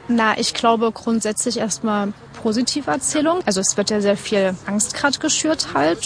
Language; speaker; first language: German; native; German